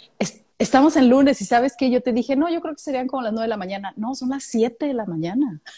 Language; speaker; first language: Spanish; native; Spanish